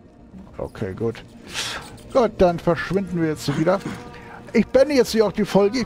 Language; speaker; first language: German; native; German